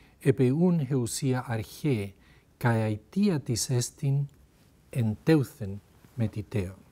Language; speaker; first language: Greek; non-native, fluent; Spanish